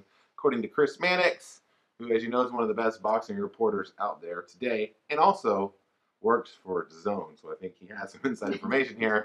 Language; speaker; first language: English; native; English